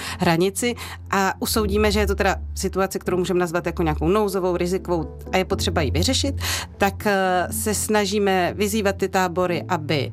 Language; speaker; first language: Czech; native; Czech